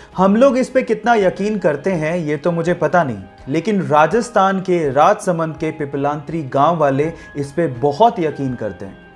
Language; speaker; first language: Hindi; native; Hindi